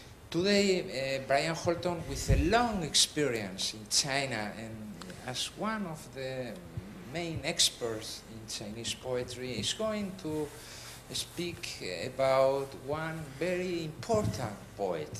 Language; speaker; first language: English; non-native, learner; Spanish